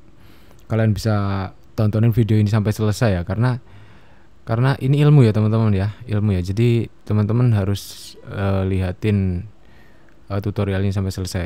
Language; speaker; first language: Indonesian; native; Indonesian